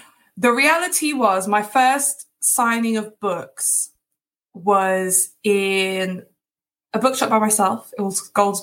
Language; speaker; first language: English; early bilingual, other home language; Portuguese